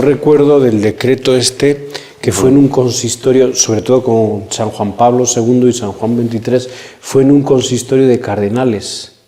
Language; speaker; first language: Spanish; native; Spanish